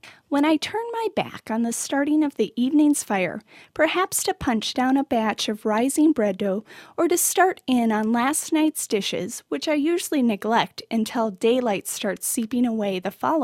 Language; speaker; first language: English; native; English